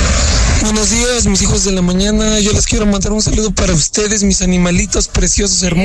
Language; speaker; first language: Spanish; native; Spanish